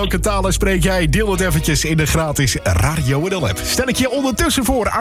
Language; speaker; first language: Dutch; native; Dutch